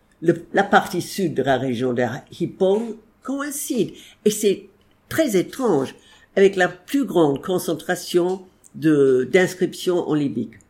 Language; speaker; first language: French; non-native, fluent; English